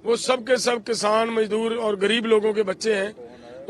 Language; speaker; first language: Hindi; non-native, local second language; Punjabi